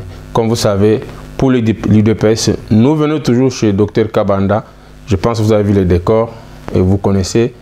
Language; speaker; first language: French; non-native, local second language; Lingala